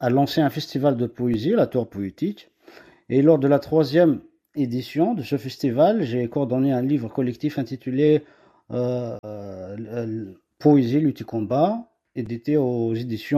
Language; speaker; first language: French; non-native, local second language; Kabyle